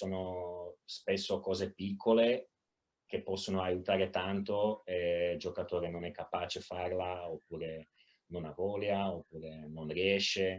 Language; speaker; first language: Italian; non-native, fluent; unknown